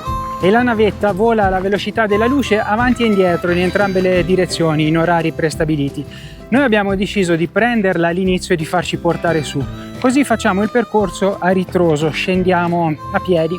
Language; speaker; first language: Italian; native; Italian